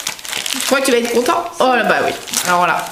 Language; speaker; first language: French; native; French